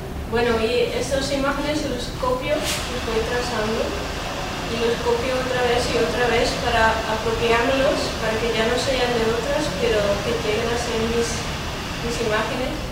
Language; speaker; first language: Spanish; non-native, fluent; Dutch